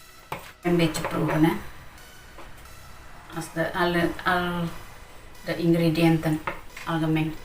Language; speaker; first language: Dutch; non-native, learner; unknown